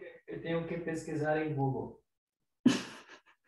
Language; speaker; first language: Spanish; non-native, learner; Portuguese